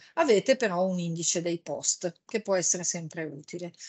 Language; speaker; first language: Italian; native; Italian